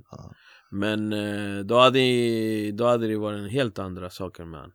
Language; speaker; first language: Swedish; early bilingual, other home language; Spanish